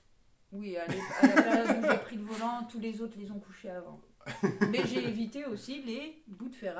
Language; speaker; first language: French; native; French